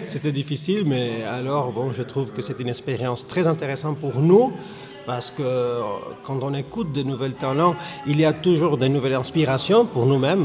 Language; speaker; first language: French; non-native, fluent; Spanish